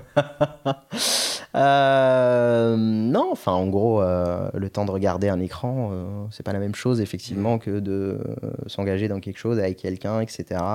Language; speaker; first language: French; non-native, local second language; Arabic